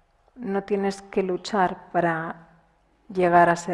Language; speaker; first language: Spanish; native; Spanish